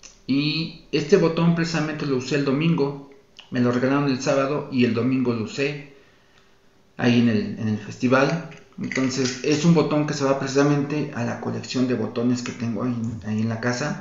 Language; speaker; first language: Spanish; native; Spanish